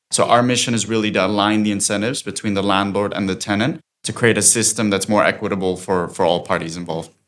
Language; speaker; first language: English; non-native, fluent; German